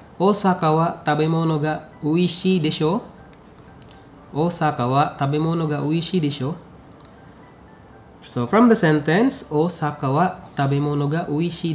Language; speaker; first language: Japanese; non-native, fluent; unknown